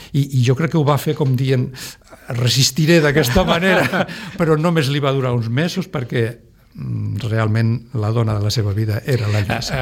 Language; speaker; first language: Catalan; non-native, local second language; Spanish